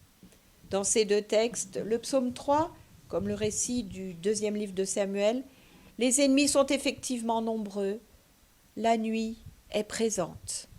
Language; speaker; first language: French; native; French